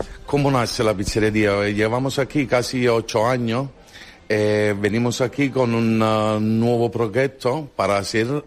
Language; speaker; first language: Spanish; non-native, fluent; Italian